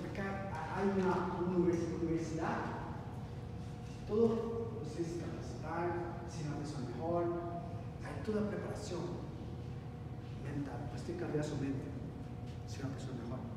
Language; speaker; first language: Spanish; non-native, learner; Portuguese